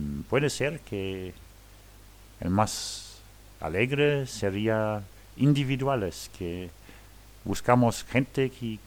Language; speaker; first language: Spanish; non-native, learner; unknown